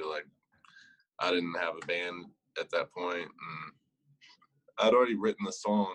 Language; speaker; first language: English; native; English